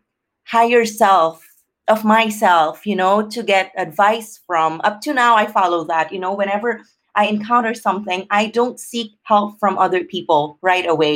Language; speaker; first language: English; non-native, local second language; Filipino